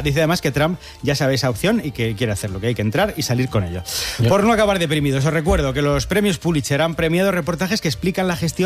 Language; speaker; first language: Spanish; native; Spanish